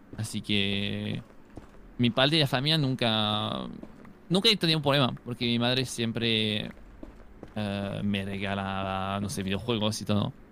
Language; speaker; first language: Spanish; non-native, fluent; French